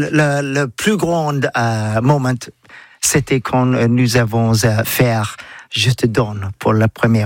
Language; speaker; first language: French; non-native, learner; English